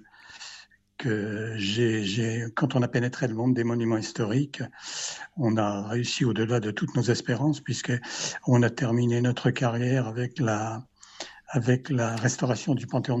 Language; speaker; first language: French; native; French